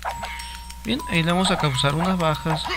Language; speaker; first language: Spanish; native; Spanish